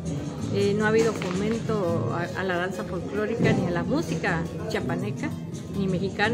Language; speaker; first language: Spanish; native; Spanish